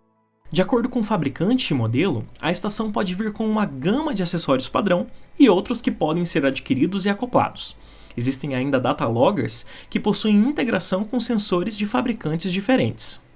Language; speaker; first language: Portuguese; native; Portuguese